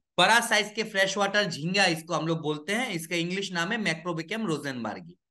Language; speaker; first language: Hindi; non-native, local second language; Bangla